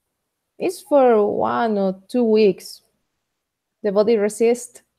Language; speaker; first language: English; non-native, learner; Spanish